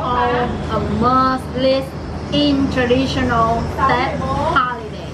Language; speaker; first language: English; non-native, learner; Vietnamese